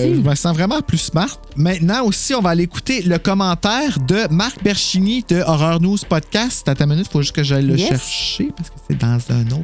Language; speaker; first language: French; native; French